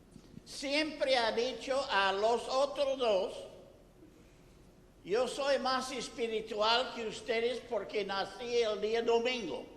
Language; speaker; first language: Spanish; non-native, fluent; English